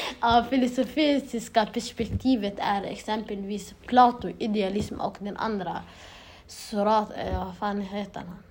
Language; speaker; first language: Swedish; early bilingual, other home language; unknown